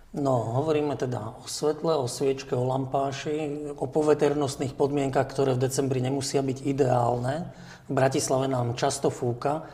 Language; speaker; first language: Slovak; native; Slovak